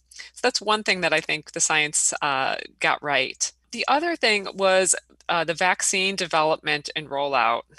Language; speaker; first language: English; native; English